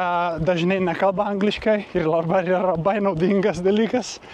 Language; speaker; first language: Lithuanian; non-native, learner; Italian